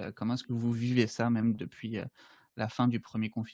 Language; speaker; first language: French; native; French